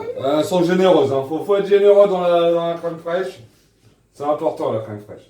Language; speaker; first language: French; native; French